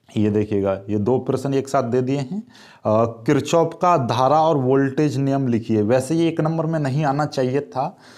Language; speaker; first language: Hindi; native; Hindi